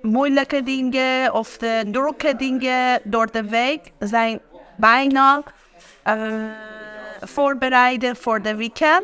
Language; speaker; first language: Dutch; non-native, learner; Persian